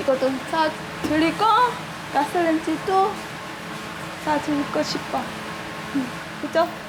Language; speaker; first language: Korean; non-native, learner; Thai